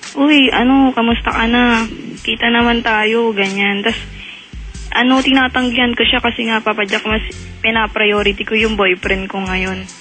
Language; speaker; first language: Filipino; native; Filipino